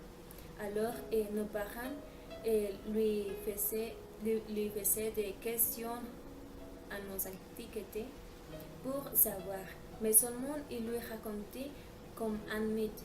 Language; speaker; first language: French; non-native, learner; Spanish